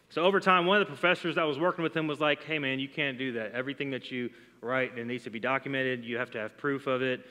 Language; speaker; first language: English; native; English